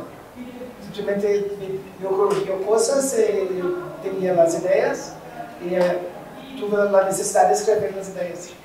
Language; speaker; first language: Spanish; non-native, fluent; Portuguese